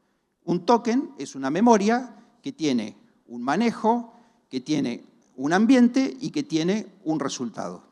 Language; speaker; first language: Spanish; native; Spanish